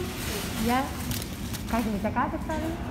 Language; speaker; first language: German; non-native, learner; Japanese